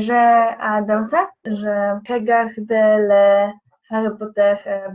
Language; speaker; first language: French; non-native, learner; Polish